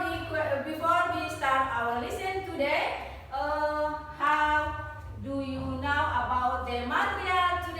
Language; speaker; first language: English; non-native, learner; Indonesian